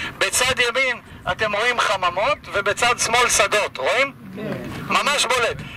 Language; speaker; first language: Hebrew; native; Hebrew